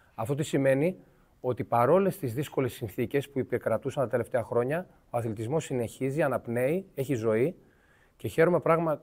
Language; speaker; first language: Greek; native; Greek